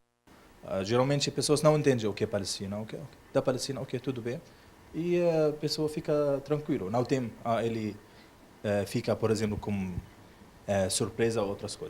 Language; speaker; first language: Portuguese; non-native, learner; Arabic